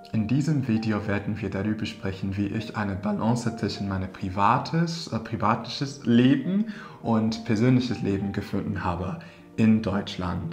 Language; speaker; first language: German; non-native, fluent; English